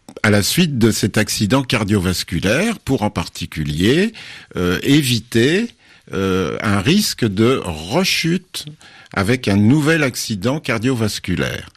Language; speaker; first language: French; native; French